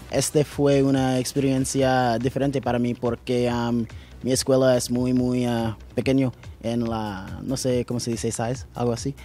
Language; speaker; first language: Spanish; non-native, learner; English